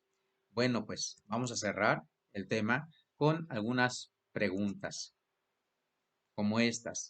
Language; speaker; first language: Spanish; native; Spanish